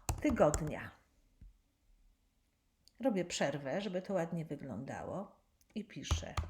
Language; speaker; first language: Polish; native; Polish